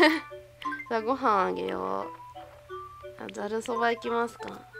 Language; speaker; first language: Japanese; native; Japanese